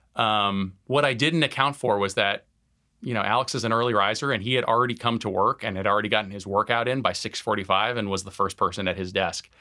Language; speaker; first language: English; native; English